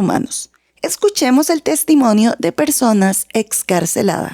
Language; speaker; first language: Spanish; native; Spanish